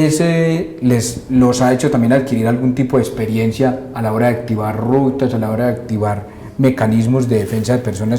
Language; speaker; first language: Spanish; native; Spanish